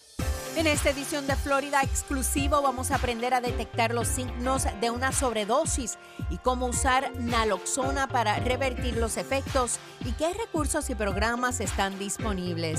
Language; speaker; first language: Spanish; native; Spanish